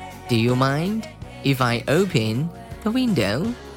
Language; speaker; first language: English; non-native, fluent; Chinese